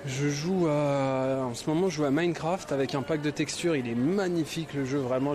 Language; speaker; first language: French; native; French